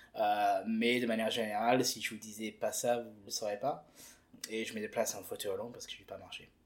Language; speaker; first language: French; early bilingual, heritage; French